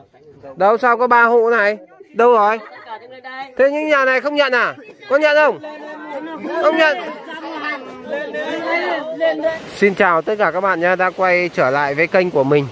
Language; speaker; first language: Vietnamese; native; Vietnamese